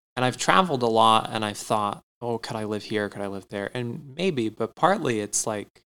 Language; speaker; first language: English; native; English